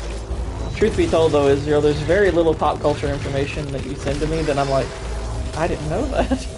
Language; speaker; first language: English; native; English